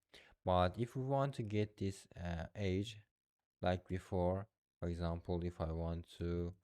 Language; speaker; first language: English; non-native, fluent; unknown